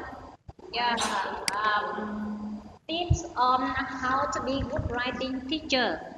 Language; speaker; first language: English; non-native, learner; Vietnamese